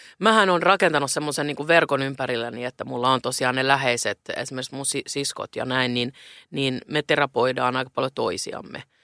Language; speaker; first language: Finnish; non-native, local second language; Swedish